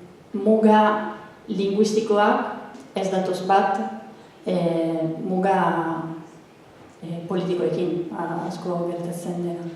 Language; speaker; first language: Basque; non-native, fluent; Italian